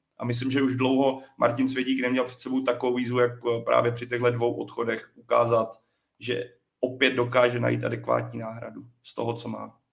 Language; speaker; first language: Czech; native; Czech